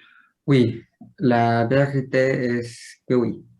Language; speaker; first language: French; non-native, learner; Spanish